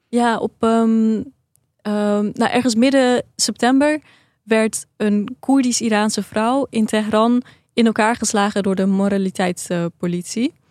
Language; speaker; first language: Dutch; early bilingual, other home language; Persian